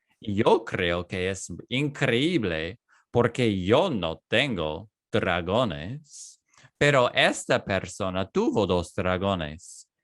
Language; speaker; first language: Spanish; non-native, learner; English